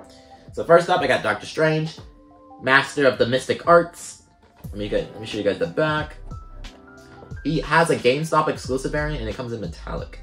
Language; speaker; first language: English; native; English